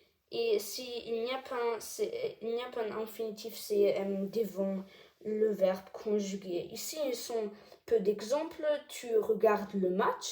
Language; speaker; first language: French; non-native, learner; German